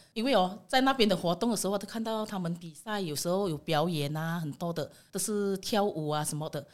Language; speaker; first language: Chinese; non-native, fluent; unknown